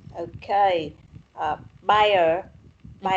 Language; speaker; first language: English; non-native, learner; Vietnamese